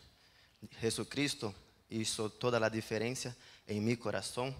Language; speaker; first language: Spanish; non-native, learner; Portuguese